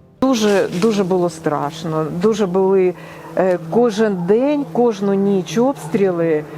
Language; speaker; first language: Ukrainian; non-native, local second language; Russian